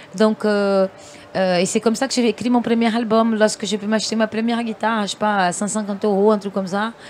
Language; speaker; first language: French; non-native, fluent; Portuguese